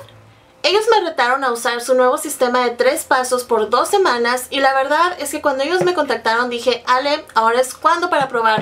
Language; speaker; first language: Spanish; native; Spanish